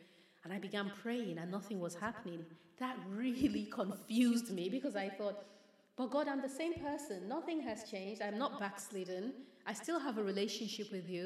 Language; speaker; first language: English; non-native, local second language; Yoruba